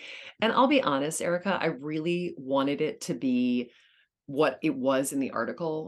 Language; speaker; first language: English; native; English